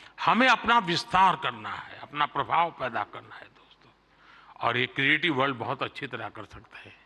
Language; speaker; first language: Hindi; non-native, local second language; Gujarati